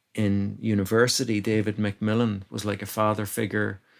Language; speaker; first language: English; native; English